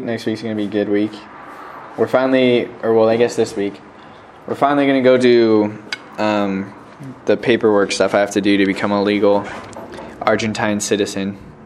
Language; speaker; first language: English; native; English